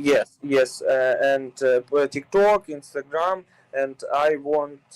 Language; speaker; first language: English; non-native, learner; Ukrainian